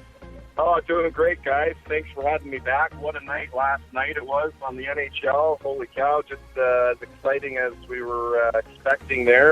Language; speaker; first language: English; native; English